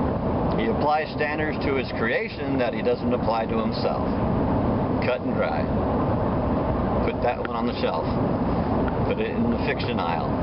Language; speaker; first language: English; native; English